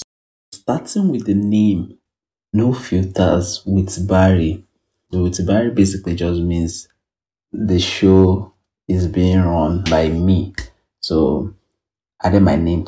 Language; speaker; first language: English; non-native, local second language; Yoruba